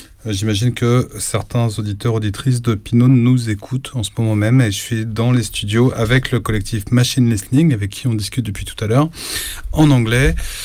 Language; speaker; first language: French; native; French